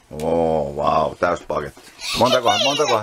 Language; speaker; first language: Finnish; native; Finnish